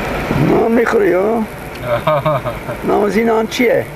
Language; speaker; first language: Persian; non-native, learner; English